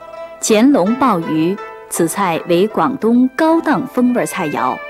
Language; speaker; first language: Chinese; native; Chinese